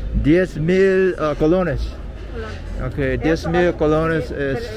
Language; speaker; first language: Spanish; non-native, learner; English